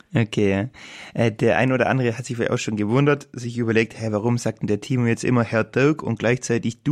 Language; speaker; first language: German; native; German